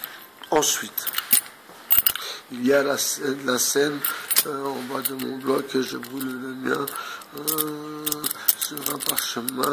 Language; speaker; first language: French; native; French